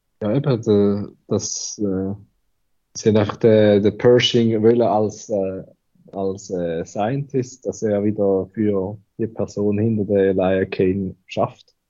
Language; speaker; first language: German; native; German